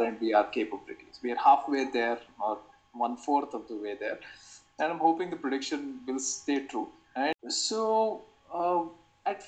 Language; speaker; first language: English; non-native, local second language; Kannada